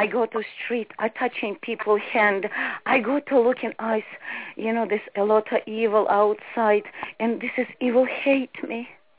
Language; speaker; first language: English; non-native, learner; Ukrainian